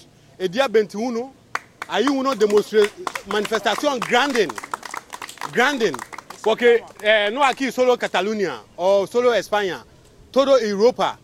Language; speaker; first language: Spanish; non-native, learner; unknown